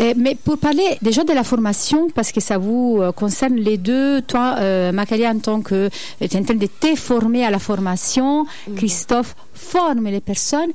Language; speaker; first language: French; native; French